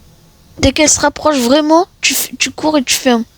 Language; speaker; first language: French; native; French